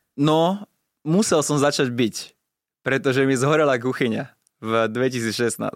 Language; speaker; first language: Slovak; early bilingual, other home language; Italian